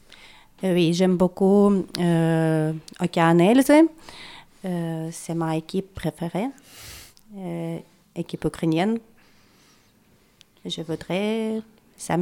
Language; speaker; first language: French; non-native, learner; Ukrainian